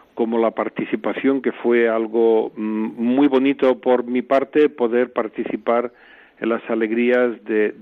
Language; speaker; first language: Spanish; native; Spanish